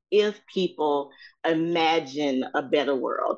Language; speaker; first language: English; native; English